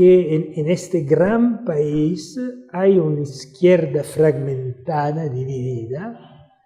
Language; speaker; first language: Spanish; non-native, fluent; Italian